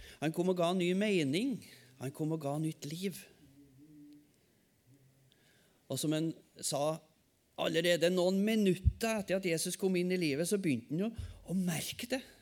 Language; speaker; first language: Norwegian; native; Norwegian